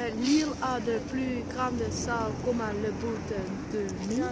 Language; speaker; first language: French; non-native, learner; Dutch